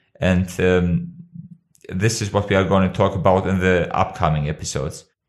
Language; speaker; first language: English; non-native, fluent; Albanian